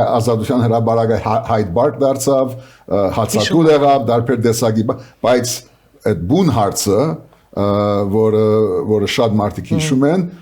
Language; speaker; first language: Armenian; early bilingual, heritage; Armenian